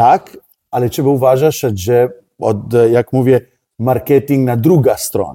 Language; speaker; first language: Polish; non-native, learner; Italian